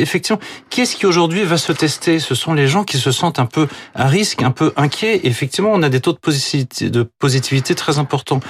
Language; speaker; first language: French; native; French